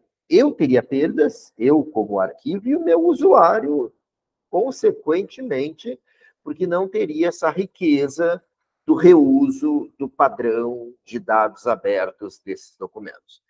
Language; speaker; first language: Portuguese; native; Portuguese